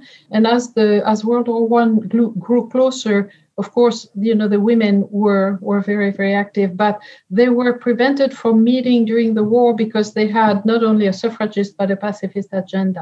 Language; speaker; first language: English; non-native, fluent; French